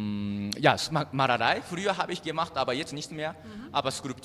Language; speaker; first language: German; non-native, learner; Japanese